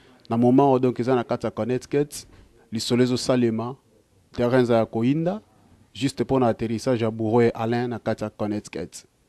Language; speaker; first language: French; non-native, local second language; Lingala